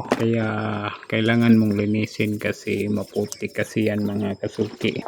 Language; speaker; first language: Filipino; non-native, local second language; Cebuano